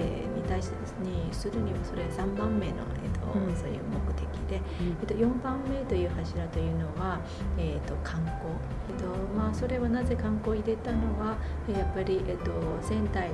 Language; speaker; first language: Japanese; non-native, fluent; Chinese